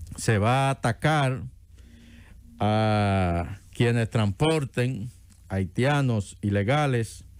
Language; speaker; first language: Spanish; native; Spanish